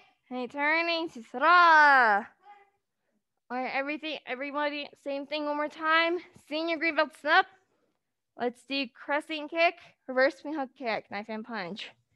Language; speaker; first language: English; native; English